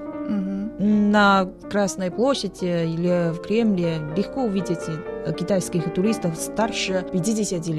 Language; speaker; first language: Russian; non-native, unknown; Chinese